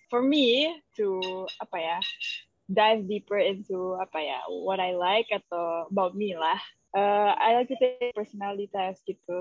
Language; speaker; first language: English; early bilingual, other home language; Indonesian